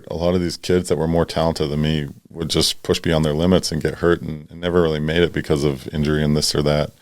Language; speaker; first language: English; native; English